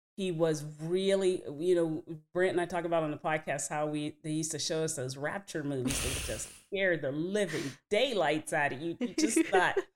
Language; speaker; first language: English; native; English